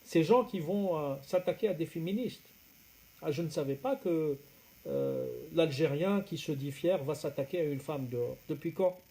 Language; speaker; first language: French; non-native, local second language; Arabic